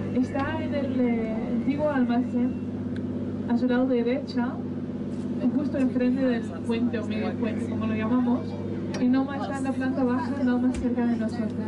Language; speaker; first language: Spanish; non-native, fluent; Danish